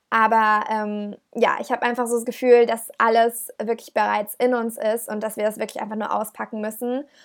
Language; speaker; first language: German; native; German